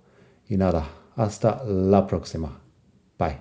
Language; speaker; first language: Spanish; non-native, fluent; English